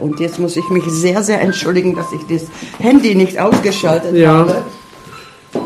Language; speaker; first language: German; early bilingual, heritage; Czech